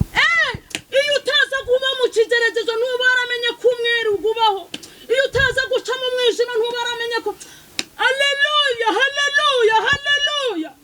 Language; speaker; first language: Kinyarwanda; non-native, local second language; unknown